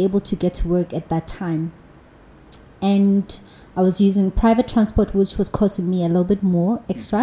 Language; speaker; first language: English; non-native, local second language; Zulu